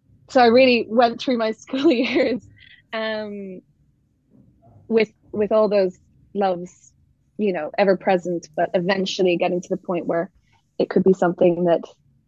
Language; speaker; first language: English; native; English